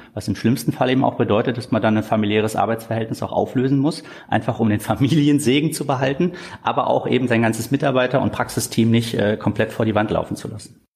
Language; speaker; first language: German; native; German